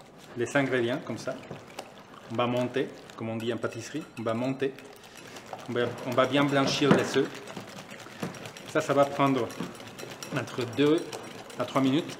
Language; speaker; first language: French; non-native, fluent; Spanish